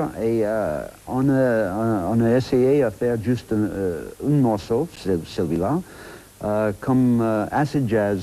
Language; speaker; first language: French; non-native, fluent; English